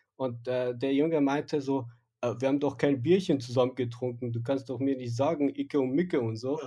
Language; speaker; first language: German; non-native, fluent; Persian